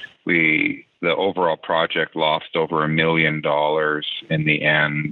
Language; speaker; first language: English; native; English